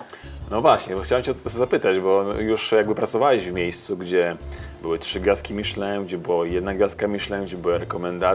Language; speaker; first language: Polish; native; Polish